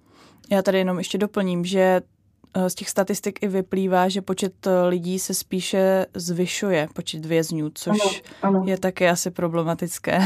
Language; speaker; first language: Czech; native; Czech